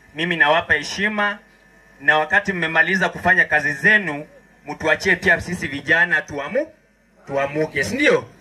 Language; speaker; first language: Swahili; non-native, local second language; Luyia